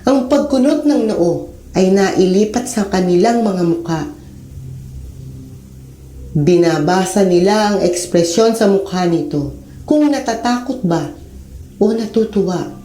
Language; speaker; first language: Filipino; native; Filipino